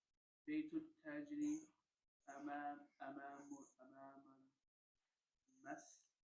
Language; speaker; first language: Arabic; non-native, learner; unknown